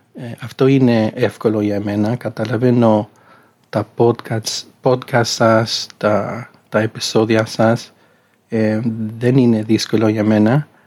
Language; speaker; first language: Greek; non-native, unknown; Spanish